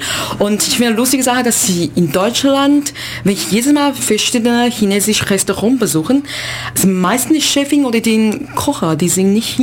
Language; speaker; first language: German; non-native, learner; Chinese